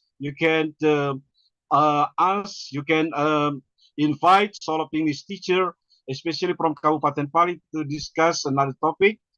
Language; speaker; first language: English; non-native, learner; Indonesian